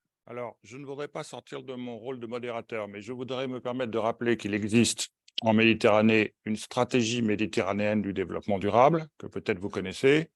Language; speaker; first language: French; native; French